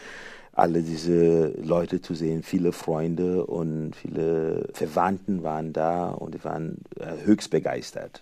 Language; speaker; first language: German; non-native, fluent; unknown